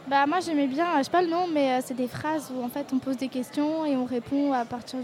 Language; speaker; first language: French; native; French